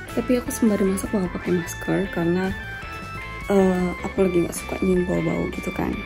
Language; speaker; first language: Indonesian; native; Indonesian